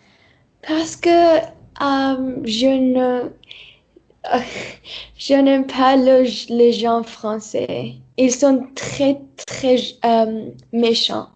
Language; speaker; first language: French; non-native, learner; Persian